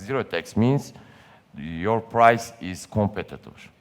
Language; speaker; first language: English; non-native, learner; Turkish